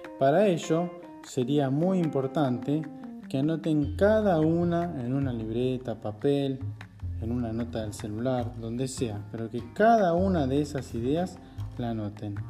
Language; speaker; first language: Spanish; native; Spanish